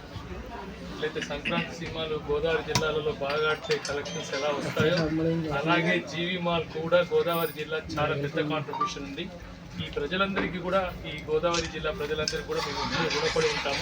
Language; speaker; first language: Telugu; native; Telugu